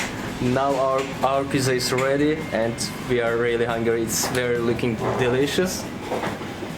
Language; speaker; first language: English; non-native, learner; Turkish